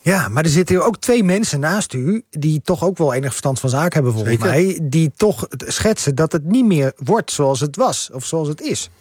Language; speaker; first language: Dutch; native; Dutch